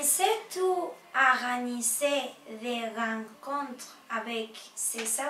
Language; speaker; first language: French; non-native, learner; English